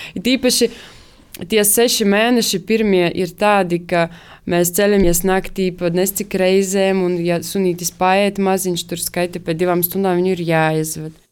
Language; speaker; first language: Latvian; native; Latvian